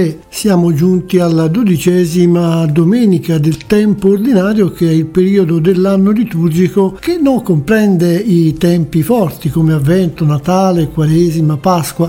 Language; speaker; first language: Italian; native; Italian